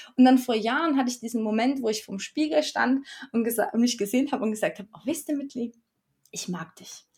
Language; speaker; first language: German; native; German